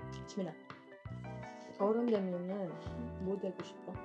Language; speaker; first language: Korean; non-native, fluent; Filipino